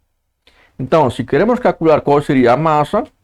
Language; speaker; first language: Portuguese; native; Portuguese